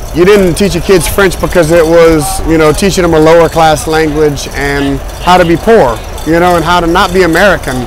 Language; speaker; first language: English; native; English